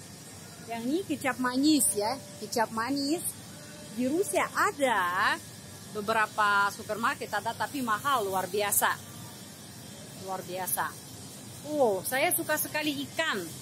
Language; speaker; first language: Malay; non-native, fluent; Russian